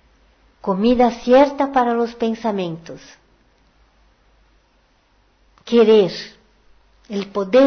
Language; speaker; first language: Portuguese; non-native, learner; Spanish